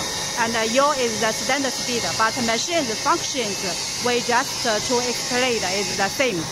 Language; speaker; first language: English; non-native, learner; Chinese